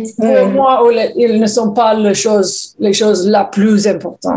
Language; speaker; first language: French; non-native, learner; English